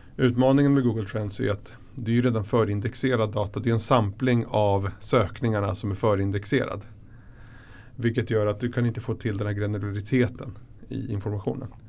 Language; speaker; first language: Swedish; early bilingual, other home language; Spanish